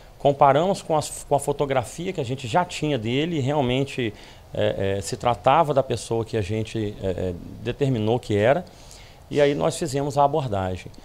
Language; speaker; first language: Portuguese; native; Portuguese